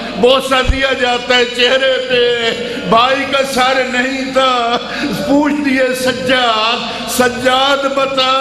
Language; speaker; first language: Urdu; non-native, local second language; Punjabi